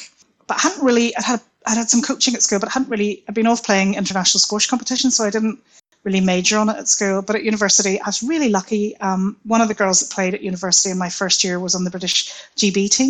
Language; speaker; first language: English; native; English